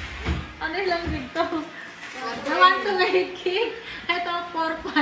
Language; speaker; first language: Filipino; native; Filipino